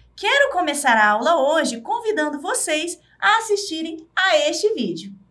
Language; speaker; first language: Portuguese; native; Portuguese